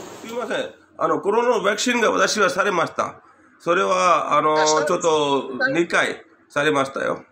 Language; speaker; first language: Japanese; non-native, fluent; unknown